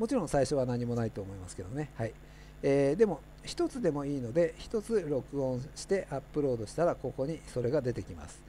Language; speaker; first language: Japanese; native; Japanese